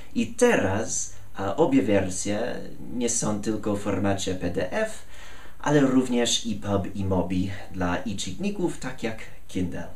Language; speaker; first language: Polish; non-native, fluent; English